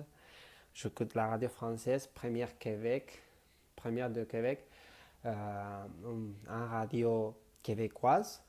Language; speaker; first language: French; non-native, learner; Spanish